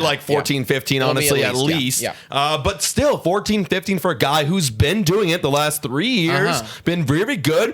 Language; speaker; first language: English; native; English